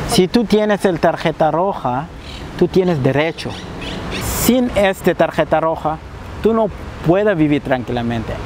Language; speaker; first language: Spanish; non-native, learner; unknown